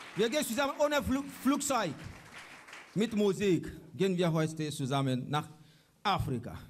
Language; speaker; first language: German; non-native, learner; Mandingo